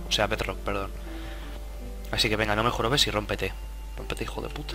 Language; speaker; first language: Spanish; native; Spanish